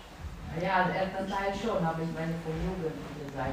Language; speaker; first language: German; non-native, fluent; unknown